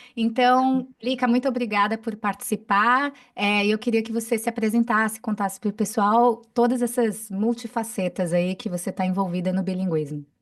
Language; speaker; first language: Portuguese; native; Portuguese